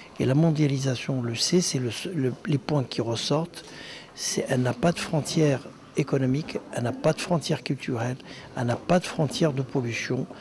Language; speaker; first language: French; non-native, local second language; Arabic